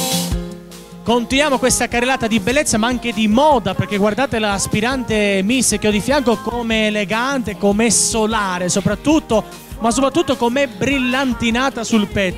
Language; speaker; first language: Italian; native; Italian